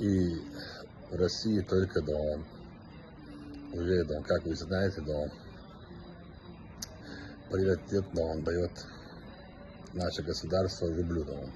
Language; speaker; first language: Russian; non-native, local second language; Chechen